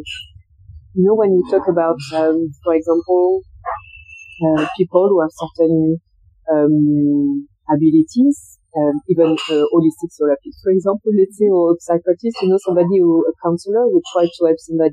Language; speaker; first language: English; non-native, fluent; French